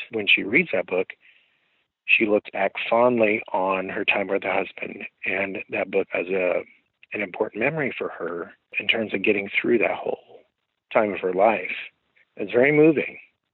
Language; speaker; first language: English; native; English